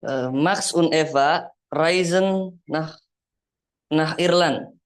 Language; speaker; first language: German; non-native, learner; Indonesian